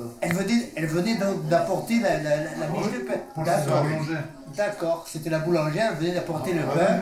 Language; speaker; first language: French; native; French